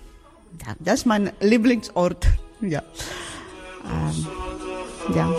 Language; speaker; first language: German; non-native, learner; Ukrainian